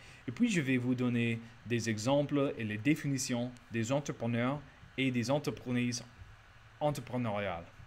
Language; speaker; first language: French; non-native, fluent; English